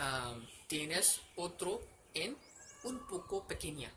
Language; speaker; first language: Spanish; non-native, learner; Hindi